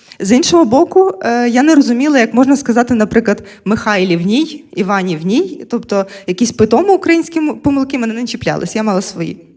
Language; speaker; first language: Ukrainian; non-native, local second language; Russian